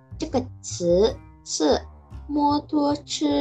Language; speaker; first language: Chinese; non-native, learner; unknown